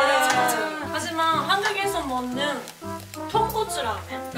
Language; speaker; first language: Korean; non-native, learner; Japanese